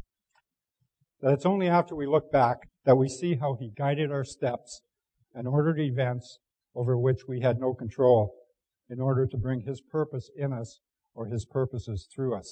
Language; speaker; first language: English; native; English